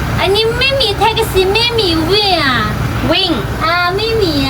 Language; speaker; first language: Thai; non-native, learner; Chinese